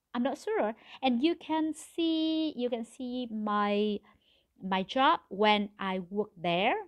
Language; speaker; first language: English; non-native, learner; Vietnamese